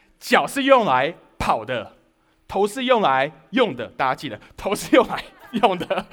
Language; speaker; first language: Chinese; early bilingual, heritage; Chinese